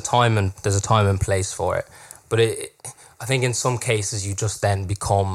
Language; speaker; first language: English; native; English